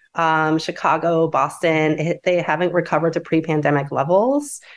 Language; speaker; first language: English; native; English